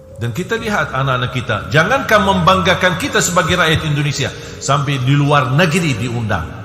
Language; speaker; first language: Indonesian; non-native, fluent; Arabic